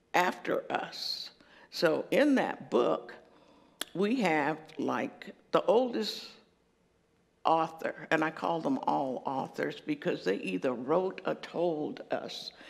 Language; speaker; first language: English; native; English